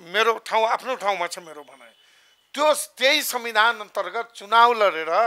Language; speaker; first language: Nepali; non-native, local second language; Maithili